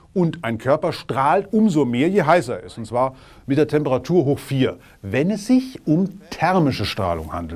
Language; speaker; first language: German; native; German